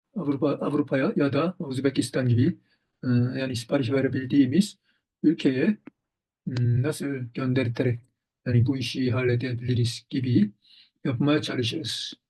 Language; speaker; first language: Turkish; non-native, fluent; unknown